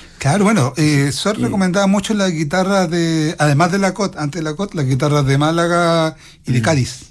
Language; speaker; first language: Spanish; native; Spanish